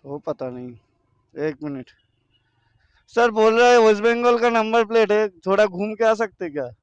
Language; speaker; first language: Hindi; non-native, local second language; Bangla